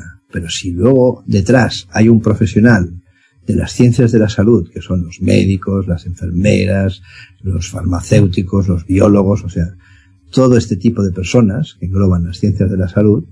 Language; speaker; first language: Spanish; native; Spanish